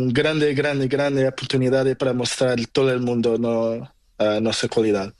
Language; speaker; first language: Spanish; non-native, local second language; Portuguese